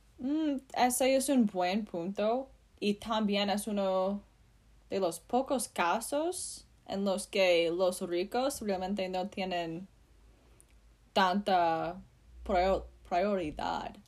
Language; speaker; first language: Spanish; non-native, learner; English